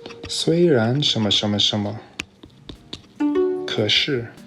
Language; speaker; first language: Chinese; non-native, learner; English